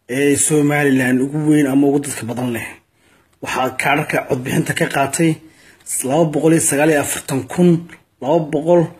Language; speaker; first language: Somali; native; Somali